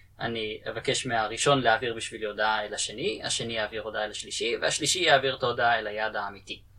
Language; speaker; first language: Hebrew; native; Hebrew